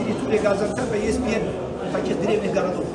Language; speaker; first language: Russian; non-native, fluent; Turkish